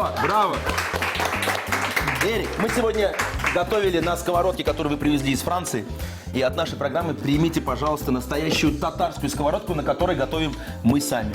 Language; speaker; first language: Russian; native; Russian